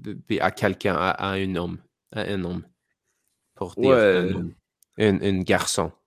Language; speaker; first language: French; non-native, learner; English